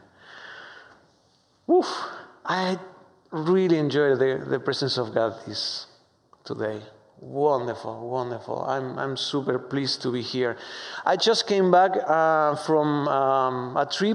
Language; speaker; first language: English; non-native, fluent; Spanish